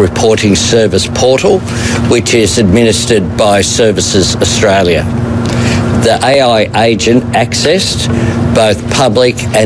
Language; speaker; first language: English; non-native, fluent; Polish